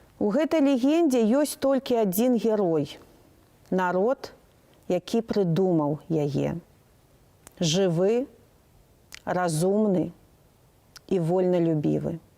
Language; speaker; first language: Belarusian; non-native, local second language; Russian